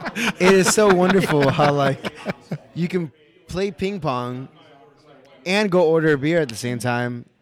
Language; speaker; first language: English; early bilingual, other home language; Spanish